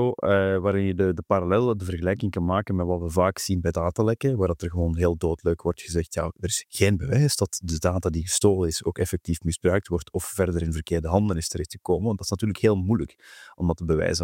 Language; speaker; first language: Dutch; native; Dutch